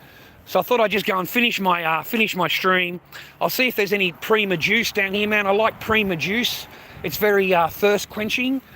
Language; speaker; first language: English; native; English